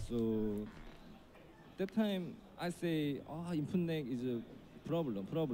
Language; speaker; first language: English; non-native, learner; Korean